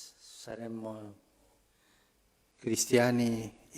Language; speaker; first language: Italian; non-native, fluent; Spanish